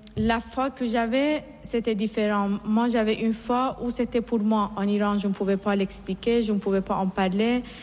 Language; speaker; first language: French; non-native, fluent; Persian